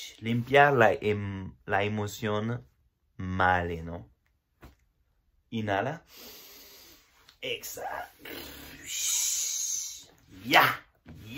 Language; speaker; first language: Spanish; non-native, learner; French